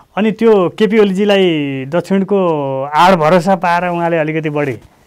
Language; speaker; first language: Nepali; native; Nepali